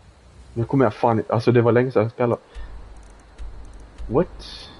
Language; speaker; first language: Swedish; native; Swedish